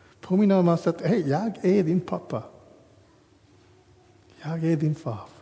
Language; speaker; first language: Swedish; non-native, fluent; English